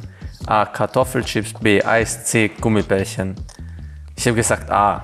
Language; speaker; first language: German; non-native, fluent; Hungarian